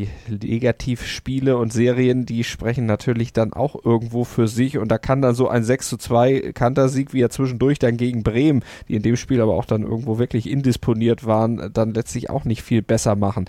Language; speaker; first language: German; native; German